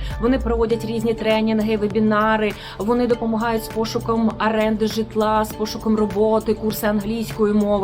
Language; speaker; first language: Ukrainian; native; Ukrainian